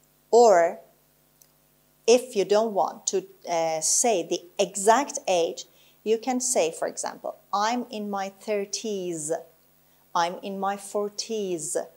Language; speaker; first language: English; non-native, fluent; Persian